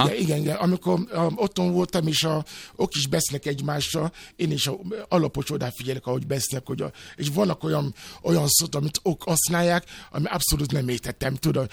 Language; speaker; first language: Hungarian; non-native, fluent; Yoruba